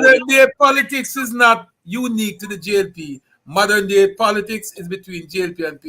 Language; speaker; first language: English; native; English